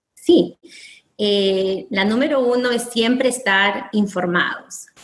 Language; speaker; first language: Spanish; native; Spanish